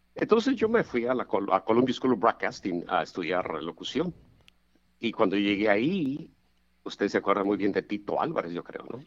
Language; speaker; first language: Spanish; native; Spanish